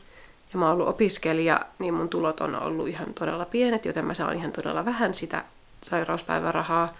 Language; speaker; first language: Finnish; native; Finnish